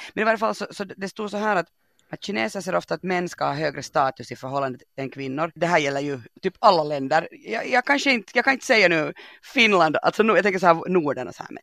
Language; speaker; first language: Swedish; native; Swedish